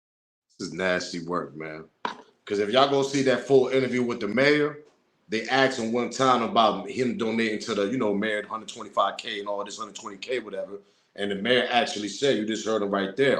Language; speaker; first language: English; native; English